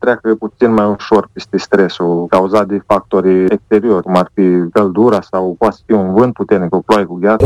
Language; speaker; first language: Romanian; native; Romanian